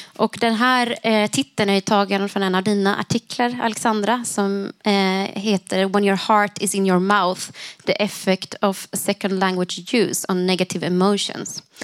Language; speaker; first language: Swedish; native; Swedish